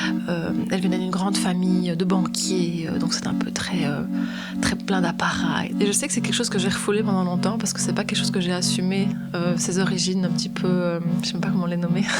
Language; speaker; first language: French; native; French